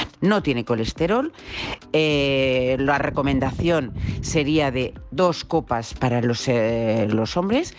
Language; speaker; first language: Spanish; native; Spanish